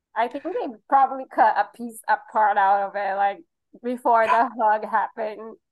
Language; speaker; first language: English; non-native, fluent; Portuguese